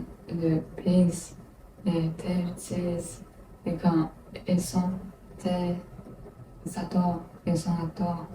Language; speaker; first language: French; non-native, learner; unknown